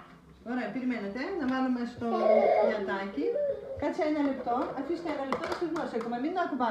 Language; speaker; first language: Greek; non-native, fluent; Russian